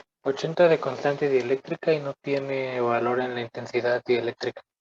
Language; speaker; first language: Spanish; native; Spanish